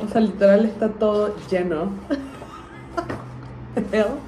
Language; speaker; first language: Spanish; native; Spanish